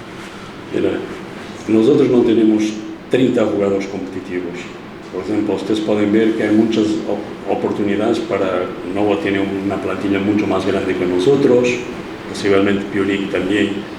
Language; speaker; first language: Spanish; non-native, fluent; Portuguese